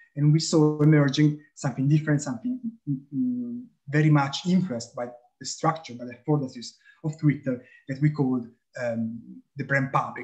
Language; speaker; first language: English; non-native, fluent; Italian